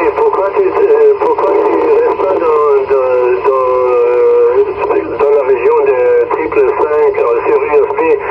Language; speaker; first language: French; non-native, fluent; German